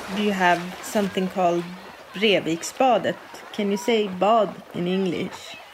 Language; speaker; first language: English; non-native, fluent; Swedish